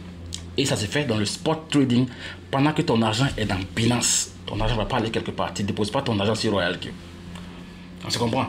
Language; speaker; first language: French; native; French